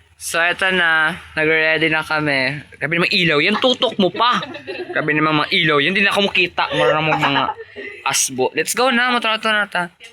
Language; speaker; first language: Filipino; non-native, local second language; Cebuano